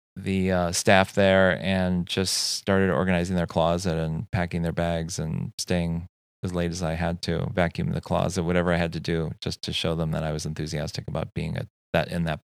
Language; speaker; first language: English; native; English